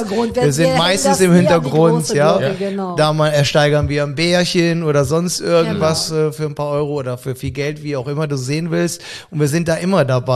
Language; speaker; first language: German; native; German